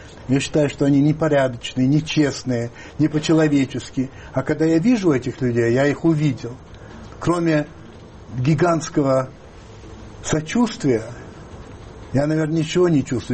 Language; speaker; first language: Russian; non-native, fluent; French